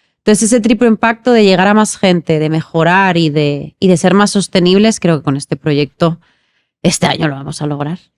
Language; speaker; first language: Spanish; native; Spanish